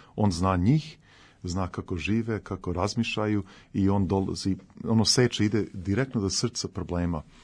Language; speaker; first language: Serbian; early bilingual, heritage; Serbian